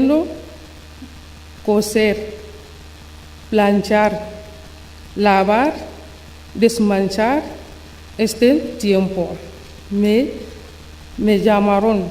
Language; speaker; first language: Spanish; non-native, learner; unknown